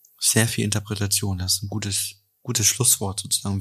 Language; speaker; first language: German; native; German